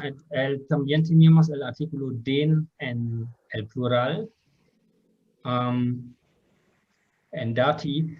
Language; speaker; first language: Spanish; non-native, fluent; German